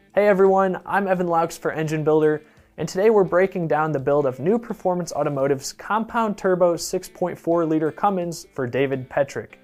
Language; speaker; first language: English; native; English